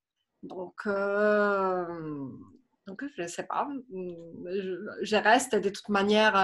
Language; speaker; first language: French; non-native, fluent; Italian